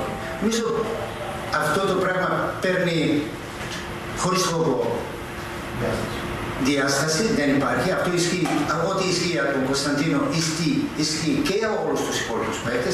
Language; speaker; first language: Greek; non-native, fluent; Serbian